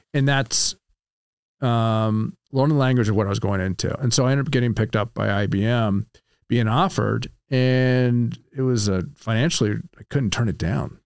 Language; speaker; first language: English; native; English